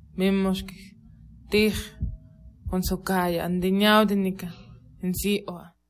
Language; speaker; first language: Spanish; non-native, local second language; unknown